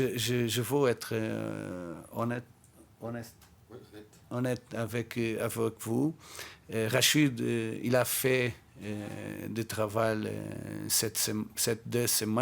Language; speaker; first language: French; non-native, fluent; Portuguese